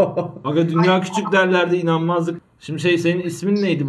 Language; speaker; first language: Turkish; native; Turkish